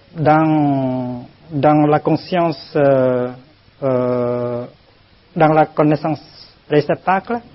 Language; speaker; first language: French; non-native, fluent; Vietnamese